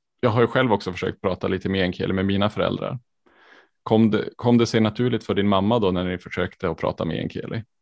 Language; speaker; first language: Swedish; native; Swedish